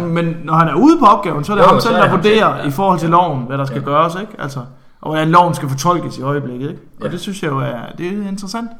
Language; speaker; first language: Danish; native; Danish